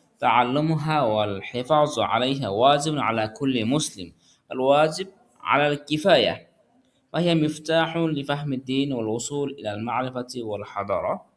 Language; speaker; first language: Arabic; non-native, fluent; Bangla